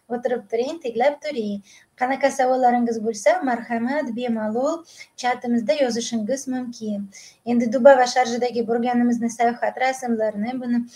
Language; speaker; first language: Uzbek; non-native, local second language; Russian